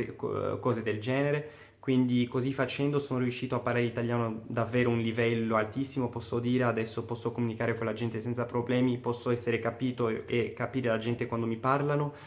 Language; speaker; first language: Italian; non-native, fluent; Arabic